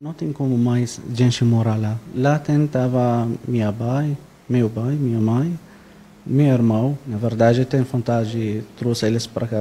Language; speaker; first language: Portuguese; non-native, learner; Arabic